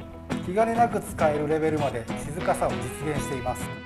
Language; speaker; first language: Japanese; native; Japanese